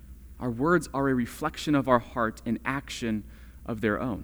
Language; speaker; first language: English; native; English